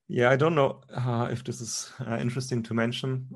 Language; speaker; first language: English; non-native, fluent; German